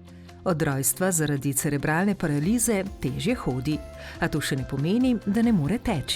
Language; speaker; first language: Slovenian; native; Slovenian